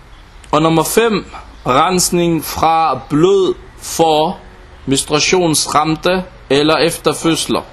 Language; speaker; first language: Danish; non-native, local second language; Arabic